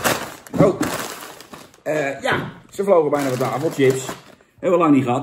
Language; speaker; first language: Dutch; native; Dutch